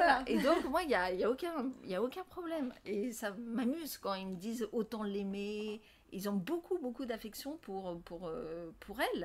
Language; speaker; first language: French; native; French